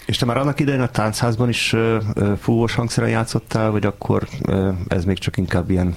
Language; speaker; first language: Hungarian; native; Hungarian